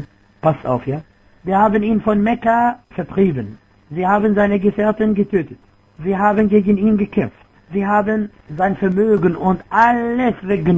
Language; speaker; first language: German; non-native, fluent; Arabic